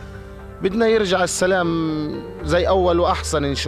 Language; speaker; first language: Arabic; native; Arabic